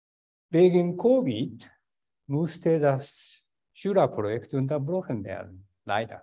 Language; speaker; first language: German; non-native, fluent; Japanese